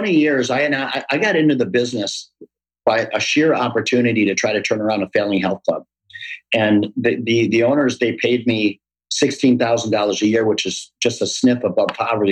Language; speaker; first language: English; native; English